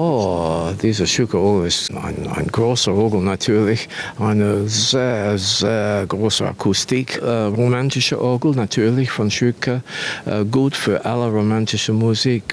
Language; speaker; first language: German; non-native, learner; English